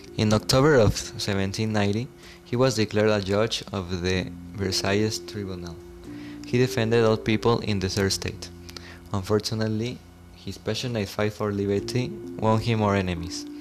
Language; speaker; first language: English; non-native, learner; Spanish